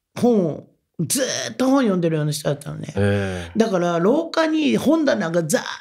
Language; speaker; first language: Japanese; native; Japanese